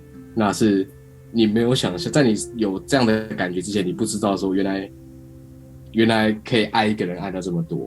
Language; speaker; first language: Chinese; native; Chinese